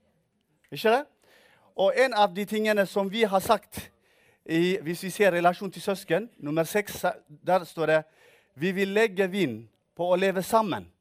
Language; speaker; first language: Norwegian; non-native, fluent; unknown